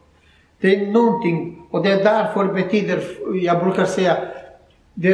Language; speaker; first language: Swedish; non-native, learner; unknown